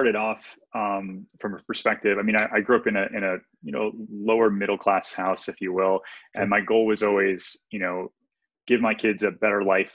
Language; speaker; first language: English; native; English